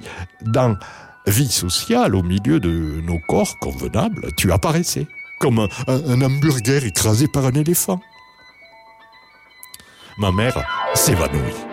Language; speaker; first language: French; native; French